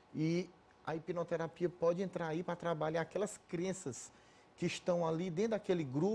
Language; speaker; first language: Portuguese; native; Portuguese